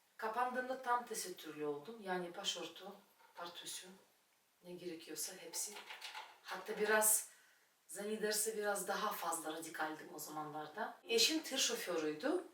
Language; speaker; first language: Turkish; non-native, fluent; Russian